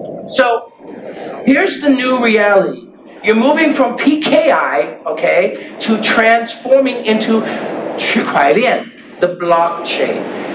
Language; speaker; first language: English; native; English